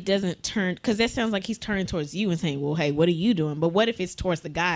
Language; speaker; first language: English; native; English